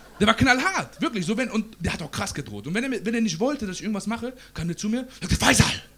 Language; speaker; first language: German; early bilingual, other home language; Persian